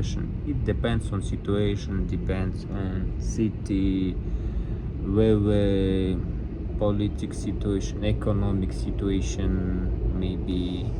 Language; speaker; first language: English; non-native, learner; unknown